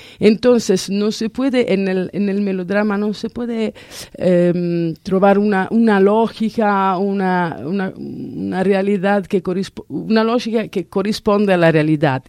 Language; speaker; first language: Spanish; non-native, fluent; Italian